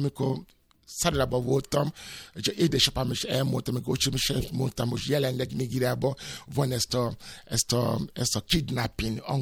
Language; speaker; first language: Hungarian; non-native, fluent; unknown